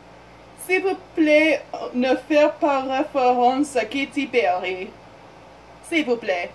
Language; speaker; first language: French; non-native, learner; English